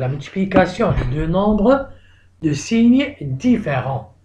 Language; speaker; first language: French; non-native, local second language; Arabic